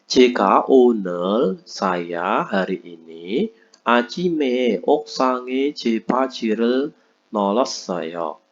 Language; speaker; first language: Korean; non-native, fluent; Indonesian